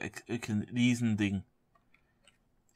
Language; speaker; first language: German; native; German